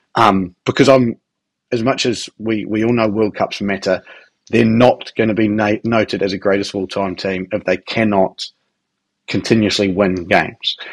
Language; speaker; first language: English; native; English